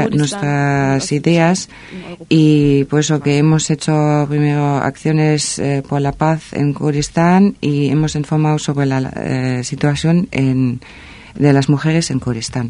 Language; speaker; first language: Spanish; non-native, fluent; German